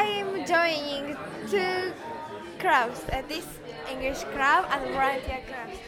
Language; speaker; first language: English; non-native, learner; Japanese